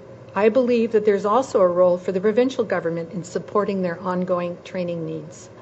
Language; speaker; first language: English; native; English